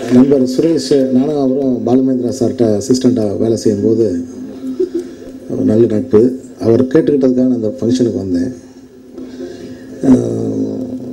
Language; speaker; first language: Tamil; native; Tamil